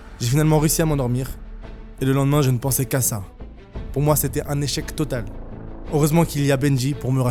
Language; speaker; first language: French; native; French